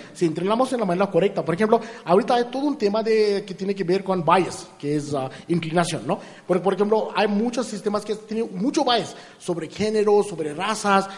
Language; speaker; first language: Spanish; non-native, fluent; Marathi